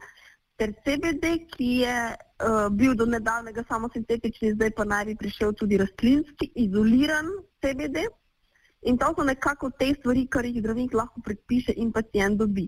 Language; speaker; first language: Slovenian; native; Slovenian